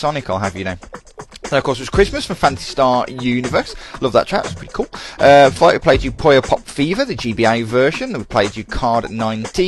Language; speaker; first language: English; native; English